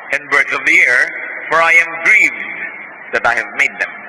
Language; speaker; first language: English; non-native, local second language; Filipino